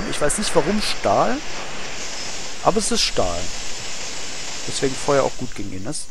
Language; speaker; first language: German; native; German